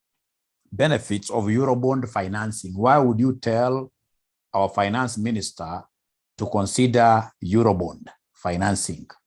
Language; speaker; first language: English; non-native, local second language; Swahili